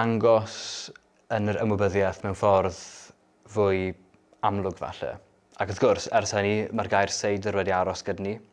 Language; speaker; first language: Welsh; native; Welsh